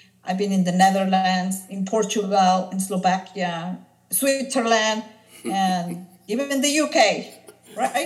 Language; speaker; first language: English; non-native, fluent; Spanish